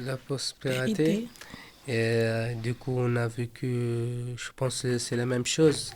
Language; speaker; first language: French; non-native, fluent; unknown